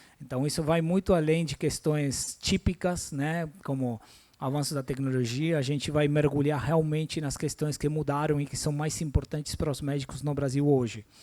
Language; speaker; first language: Portuguese; non-native, fluent; Spanish